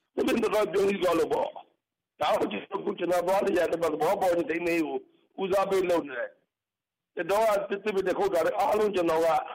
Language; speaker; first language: Burmese; native; Burmese